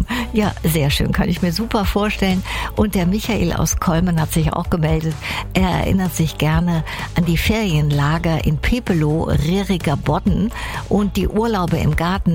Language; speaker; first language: German; native; German